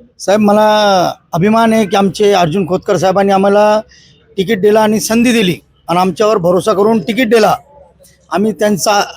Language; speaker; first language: Marathi; non-native, local second language; Urdu